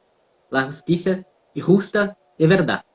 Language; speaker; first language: Spanish; non-native, learner; Portuguese